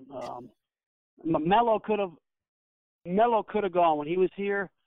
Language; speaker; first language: English; native; English